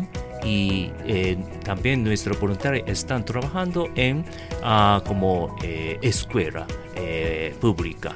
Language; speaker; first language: Spanish; non-native, fluent; Japanese